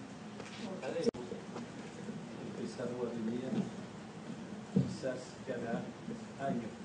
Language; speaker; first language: Spanish; non-native, fluent; French